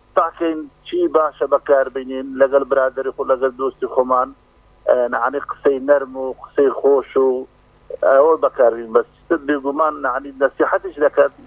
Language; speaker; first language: Central Kurdish; non-native, local second language; Kurdish